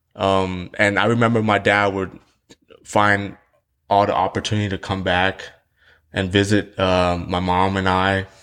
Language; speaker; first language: English; early bilingual, other home language; Vietnamese